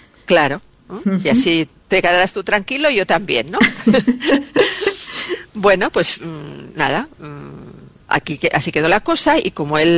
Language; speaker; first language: Spanish; native; Spanish